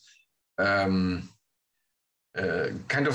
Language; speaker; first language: English; non-native, fluent; Spanish